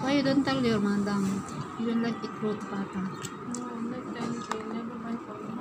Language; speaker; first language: English; non-native, learner; Filipino